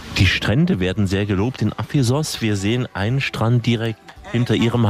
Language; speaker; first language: German; native; German